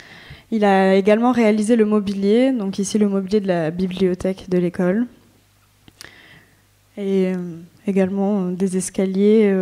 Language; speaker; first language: French; native; French